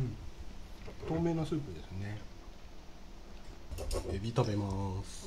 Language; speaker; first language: Japanese; native; Japanese